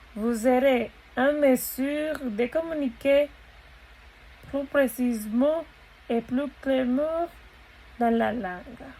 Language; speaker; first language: French; non-native, learner; Spanish